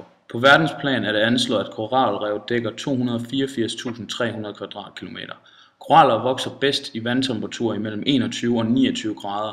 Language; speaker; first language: Danish; native; Danish